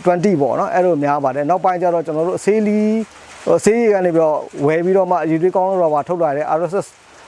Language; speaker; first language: Burmese; non-native, local second language; Mon